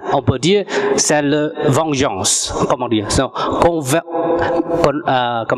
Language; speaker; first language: French; non-native, fluent; Vietnamese